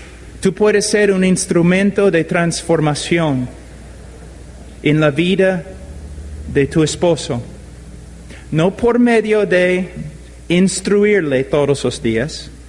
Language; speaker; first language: Spanish; non-native, fluent; English